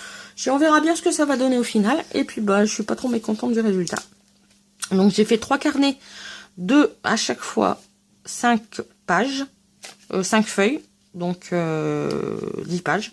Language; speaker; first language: French; native; French